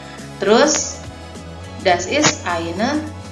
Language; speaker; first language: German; non-native, fluent; Indonesian